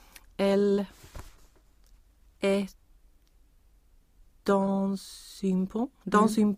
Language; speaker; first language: French; non-native, learner; Swedish